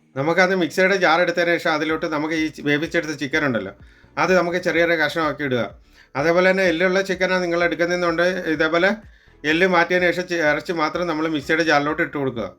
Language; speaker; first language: Malayalam; native; Malayalam